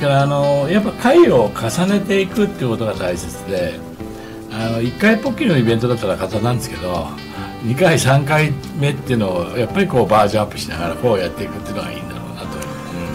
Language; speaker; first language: Japanese; native; Japanese